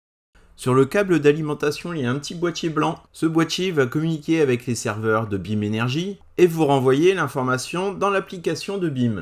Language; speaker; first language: French; native; French